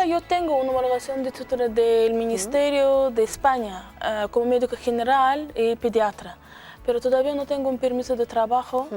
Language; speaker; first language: Spanish; non-native, learner; Azerbaijani